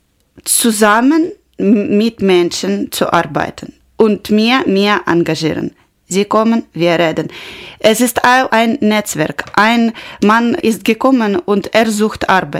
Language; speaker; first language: German; non-native, learner; Ukrainian